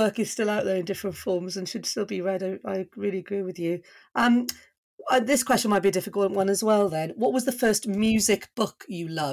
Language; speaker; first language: English; native; English